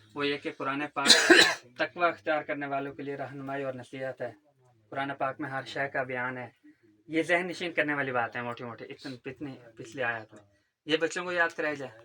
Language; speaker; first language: Urdu; native; Urdu